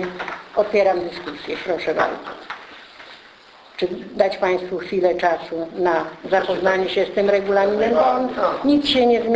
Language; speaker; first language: Polish; native; Polish